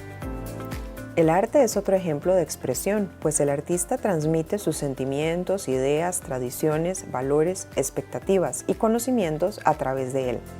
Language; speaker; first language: Spanish; native; Spanish